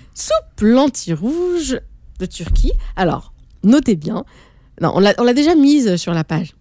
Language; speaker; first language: French; native; French